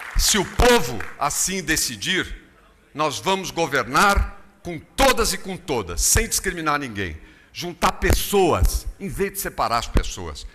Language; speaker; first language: Portuguese; native; Portuguese